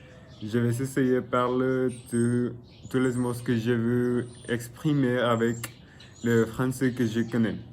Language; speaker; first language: French; non-native, learner; Spanish